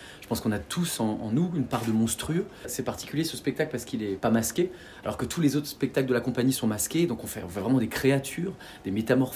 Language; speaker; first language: French; native; French